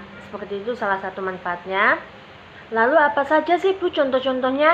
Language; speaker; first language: Indonesian; native; Indonesian